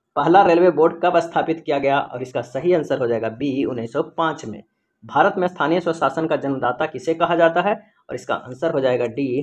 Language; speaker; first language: Hindi; native; Hindi